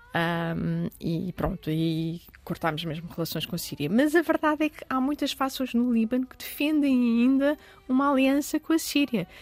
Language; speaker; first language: Portuguese; early bilingual, other home language; Arabic